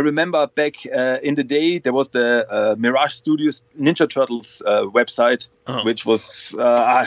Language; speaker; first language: English; non-native, fluent; German